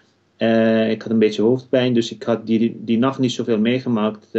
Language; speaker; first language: Dutch; non-native, fluent; Kurdish